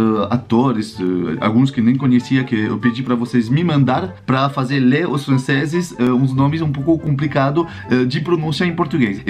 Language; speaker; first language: Portuguese; non-native, fluent; French